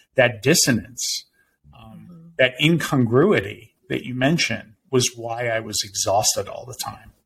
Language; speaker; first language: English; native; English